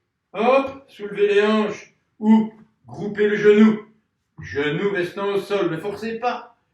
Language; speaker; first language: French; native; French